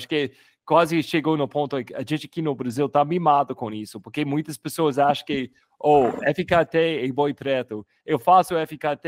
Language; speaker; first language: Portuguese; non-native, fluent; English